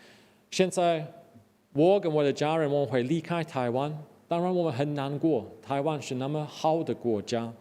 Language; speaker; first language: Chinese; non-native, fluent; English